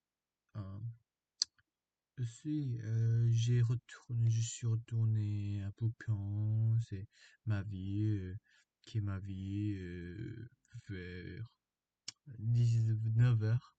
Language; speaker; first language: French; non-native, learner; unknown